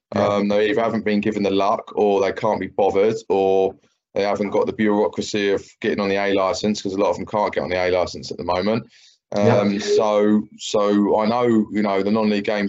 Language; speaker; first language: English; native; English